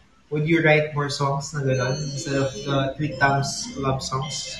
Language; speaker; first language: English; non-native, local second language; Filipino